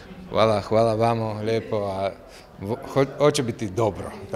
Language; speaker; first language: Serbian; non-native, learner; Slovak